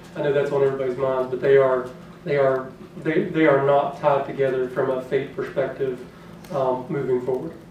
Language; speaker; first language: English; native; English